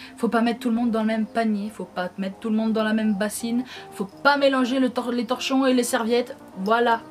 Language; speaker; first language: French; early bilingual, other home language; Portuguese